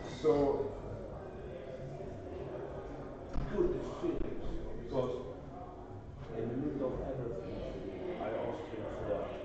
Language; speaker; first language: English; non-native, learner; Norwegian